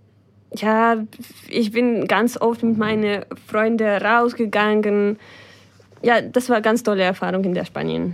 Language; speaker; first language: German; non-native, fluent; Ukrainian